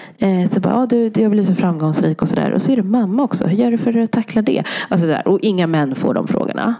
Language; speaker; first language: Swedish; early bilingual, other home language; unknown